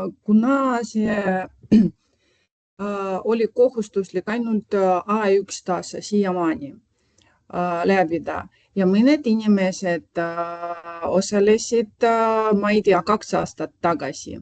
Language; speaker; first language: Estonian; non-native, local second language; Russian